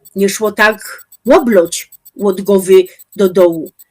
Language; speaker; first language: Polish; native; Polish